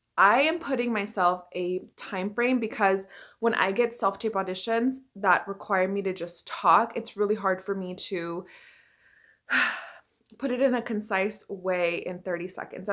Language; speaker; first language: English; early bilingual, other home language; Spanish